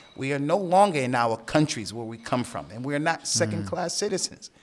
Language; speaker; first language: English; native; English